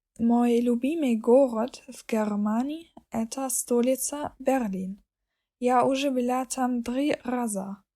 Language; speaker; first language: Russian; non-native, learner; German